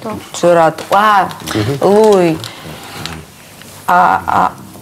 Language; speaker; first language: Italian; non-native, learner; Russian